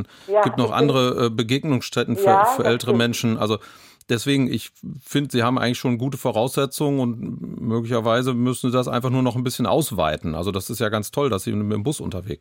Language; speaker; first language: German; native; German